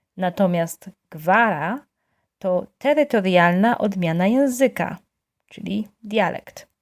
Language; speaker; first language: Polish; native; Polish